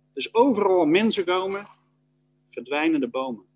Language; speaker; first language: Dutch; native; Dutch